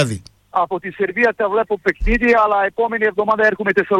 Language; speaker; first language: Greek; non-native, fluent; Serbian